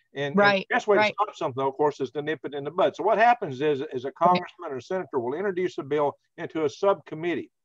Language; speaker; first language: English; native; English